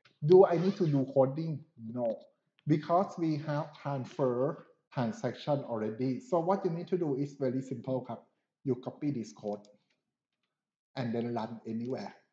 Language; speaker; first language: English; non-native, fluent; Thai